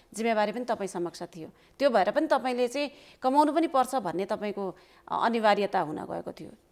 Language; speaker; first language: Nepali; native; Nepali